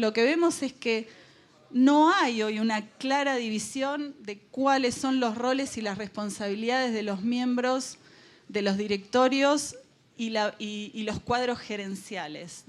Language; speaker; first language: Spanish; native; Spanish